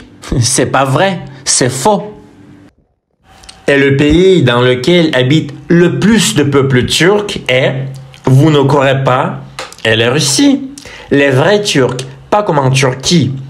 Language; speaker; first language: French; non-native, fluent; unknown